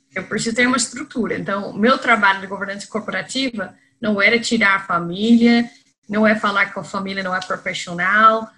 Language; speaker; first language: Portuguese; non-native, fluent; English